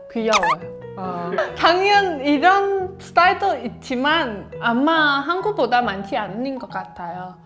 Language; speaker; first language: Korean; non-native, learner; Vietnamese